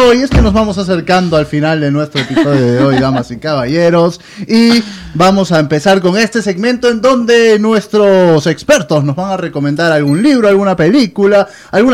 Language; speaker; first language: Spanish; native; Spanish